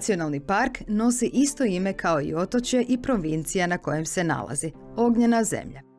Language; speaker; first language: Croatian; native; Croatian